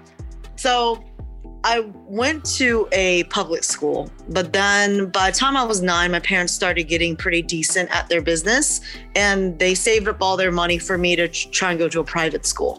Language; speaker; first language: English; early bilingual, other home language; Chinese